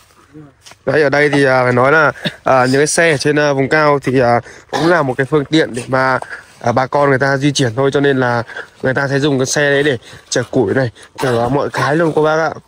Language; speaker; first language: Vietnamese; native; Vietnamese